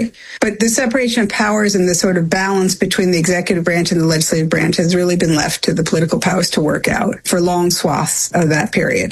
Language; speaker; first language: English; native; English